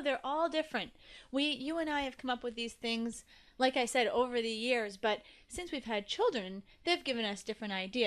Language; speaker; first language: English; native; English